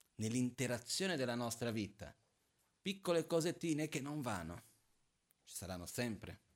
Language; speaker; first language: Italian; non-native, fluent; Portuguese